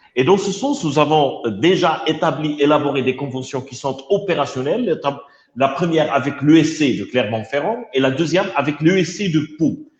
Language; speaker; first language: French; non-native, local second language; Arabic